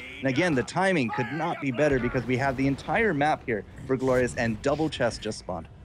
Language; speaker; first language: English; native; English